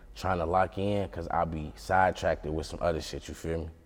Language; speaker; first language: English; native; English